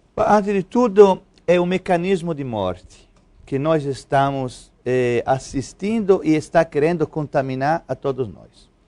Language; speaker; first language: Portuguese; non-native, fluent; Italian